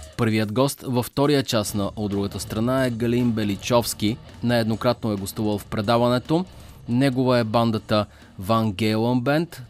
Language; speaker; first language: Bulgarian; native; Bulgarian